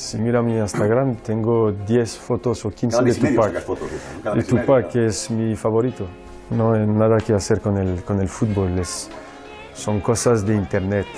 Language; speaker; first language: Spanish; non-native, fluent; French